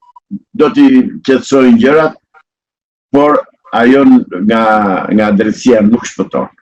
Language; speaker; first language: Albanian; native; Albanian